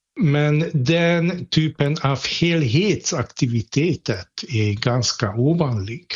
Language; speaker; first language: Swedish; non-native, fluent; Hungarian